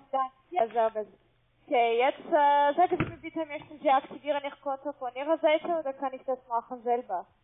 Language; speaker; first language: German; non-native, learner; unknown